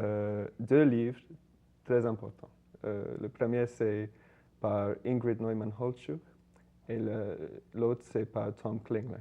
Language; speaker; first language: French; non-native, fluent; English